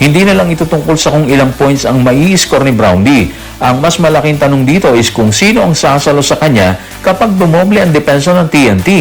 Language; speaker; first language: Filipino; native; Filipino